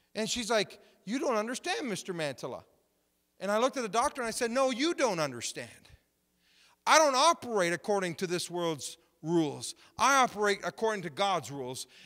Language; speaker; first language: English; native; English